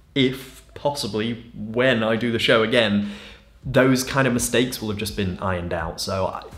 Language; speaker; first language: English; native; English